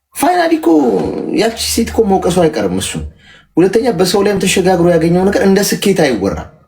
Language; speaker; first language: Amharic; native; Amharic